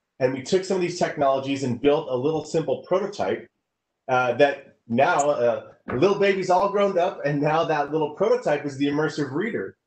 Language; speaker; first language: English; native; English